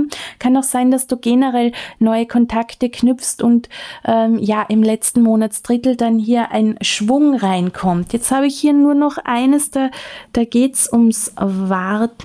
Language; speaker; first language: German; native; German